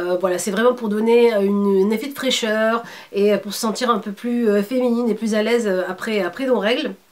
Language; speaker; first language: French; early bilingual, other home language; Arabic